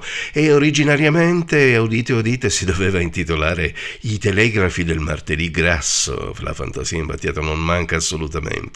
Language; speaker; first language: Italian; native; Italian